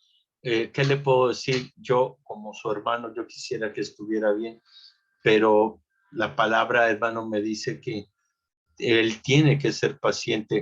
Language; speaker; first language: Spanish; native; Spanish